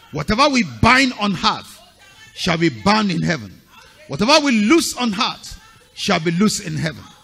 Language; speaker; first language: English; non-native, local second language; Yoruba